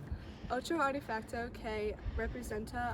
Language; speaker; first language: Spanish; non-native, learner; English